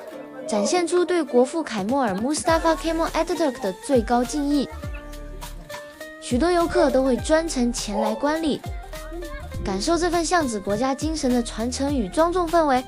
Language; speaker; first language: Chinese; native; Chinese